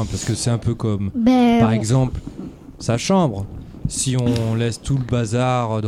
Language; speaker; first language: French; native; French